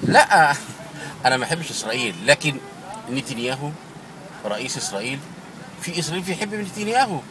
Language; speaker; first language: Arabic; native; Arabic